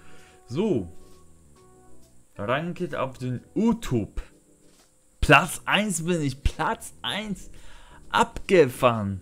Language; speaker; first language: German; non-native, learner; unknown